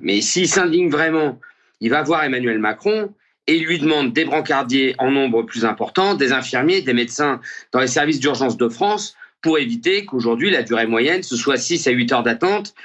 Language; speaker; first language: French; native; French